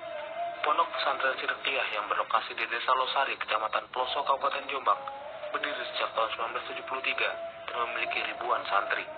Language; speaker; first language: Indonesian; native; Indonesian